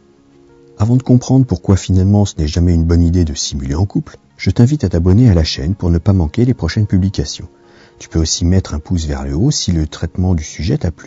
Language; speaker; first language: French; native; French